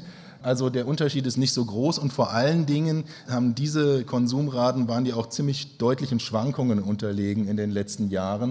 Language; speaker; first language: German; native; German